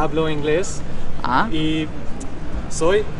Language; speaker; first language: Spanish; non-native, learner; Hungarian